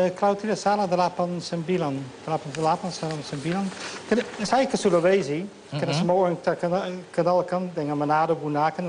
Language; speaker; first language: Indonesian; non-native, fluent; Dutch